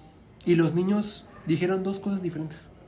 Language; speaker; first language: Spanish; native; Spanish